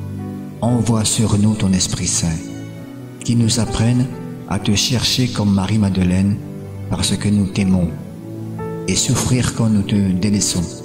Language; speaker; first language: French; native; French